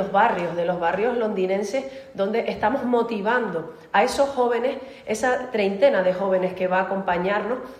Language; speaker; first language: Spanish; native; Spanish